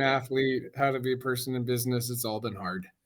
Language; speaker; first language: English; native; English